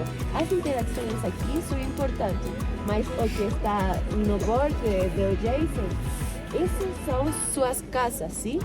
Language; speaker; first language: Portuguese; non-native, fluent; Spanish